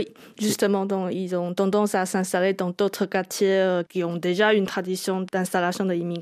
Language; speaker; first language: French; non-native, fluent; Chinese